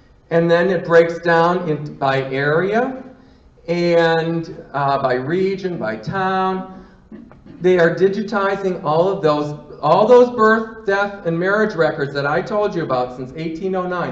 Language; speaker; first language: English; native; English